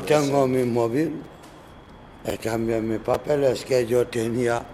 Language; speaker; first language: Spanish; non-native, learner; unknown